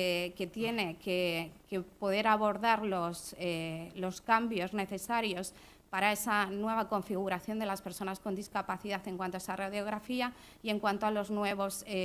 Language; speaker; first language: Spanish; native; Spanish